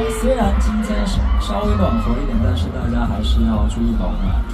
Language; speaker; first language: Chinese; non-native, learner; Korean